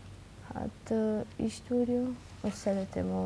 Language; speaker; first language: Hungarian; non-native, local second language; Romanian